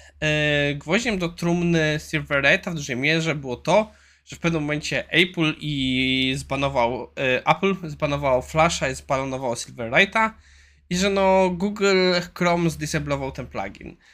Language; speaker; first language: Polish; native; Polish